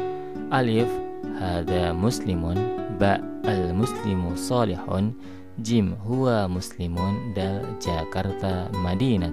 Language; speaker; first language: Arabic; non-native, fluent; Indonesian